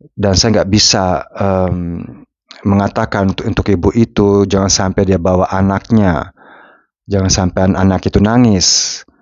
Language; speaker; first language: Indonesian; non-native, fluent; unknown